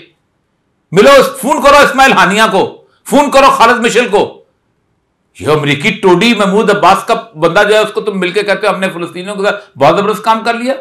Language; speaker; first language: Urdu; native; Urdu